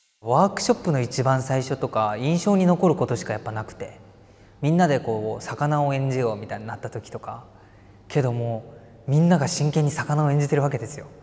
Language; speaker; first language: Japanese; native; Japanese